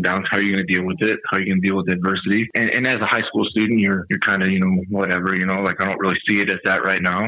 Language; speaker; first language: English; native; English